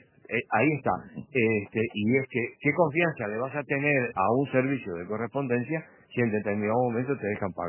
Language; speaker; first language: Spanish; native; Spanish